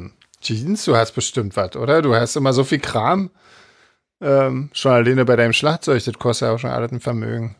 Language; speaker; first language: German; native; German